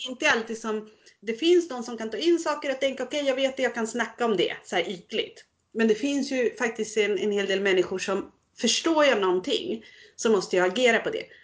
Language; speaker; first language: Swedish; early bilingual, other home language; Spanish